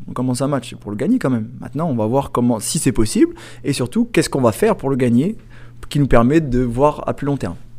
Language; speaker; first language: French; native; French